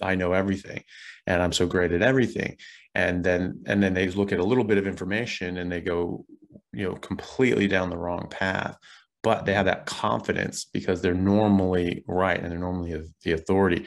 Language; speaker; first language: English; native; English